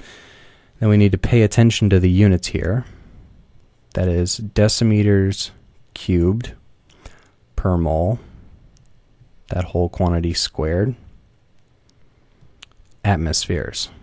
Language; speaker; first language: English; native; English